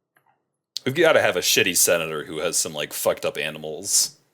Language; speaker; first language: English; native; English